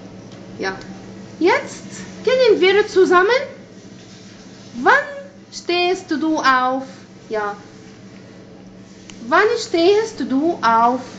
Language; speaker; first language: German; non-native, fluent; Arabic